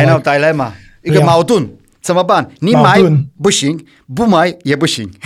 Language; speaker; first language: Chinese; non-native, fluent; Turkish